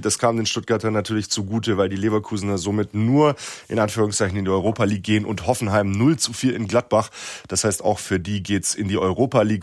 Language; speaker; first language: German; native; German